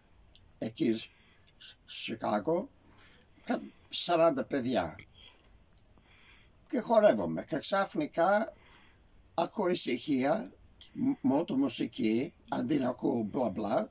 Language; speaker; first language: Greek; early bilingual, heritage; Greek